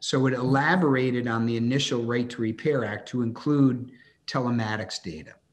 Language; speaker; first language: English; native; English